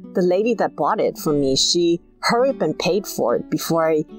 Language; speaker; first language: English; native; English